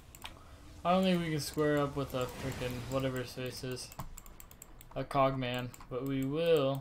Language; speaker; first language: English; native; English